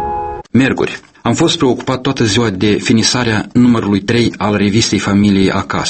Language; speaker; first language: Romanian; native; Romanian